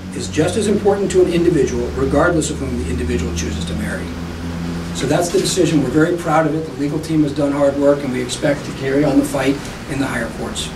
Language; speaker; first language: English; native; English